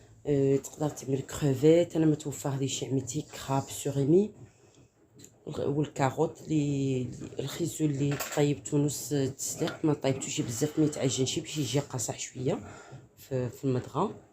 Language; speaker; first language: Arabic; native; Arabic